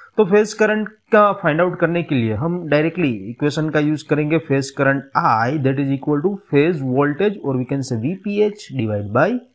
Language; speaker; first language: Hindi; non-native, local second language; Gujarati